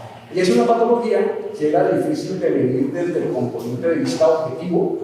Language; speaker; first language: Spanish; native; Spanish